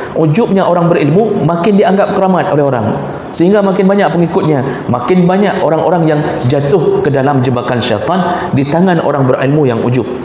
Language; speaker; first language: Malay; non-native, local second language; Achinese